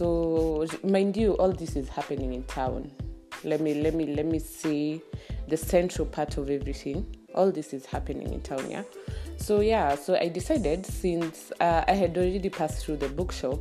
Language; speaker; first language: English; non-native, local second language; Swahili